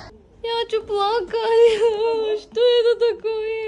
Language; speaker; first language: Russian; non-native, learner; Korean